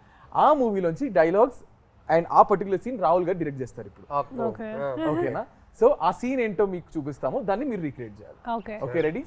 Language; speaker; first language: Telugu; native; Telugu